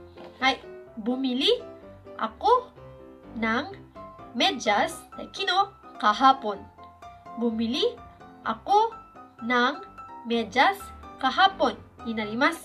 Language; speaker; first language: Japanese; non-native, fluent; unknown